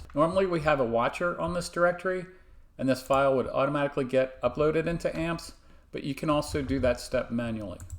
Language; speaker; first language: English; native; English